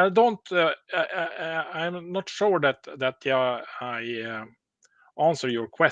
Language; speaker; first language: English; non-native, learner; Swedish